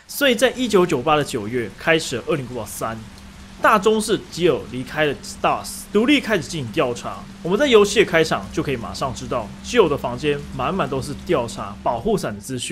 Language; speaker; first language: Chinese; native; Chinese